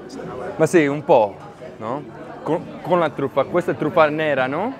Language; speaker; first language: Italian; non-native, learner; English